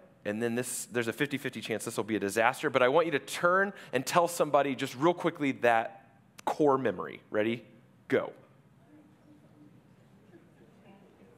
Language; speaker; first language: English; native; English